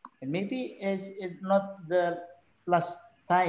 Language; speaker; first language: English; non-native, learner; Indonesian